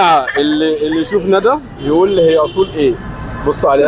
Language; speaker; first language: Arabic; native; Arabic